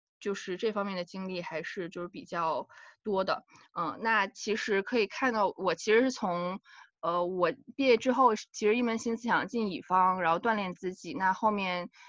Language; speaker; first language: Chinese; native; Chinese